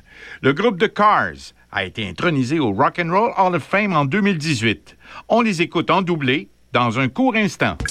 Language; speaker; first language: French; native; French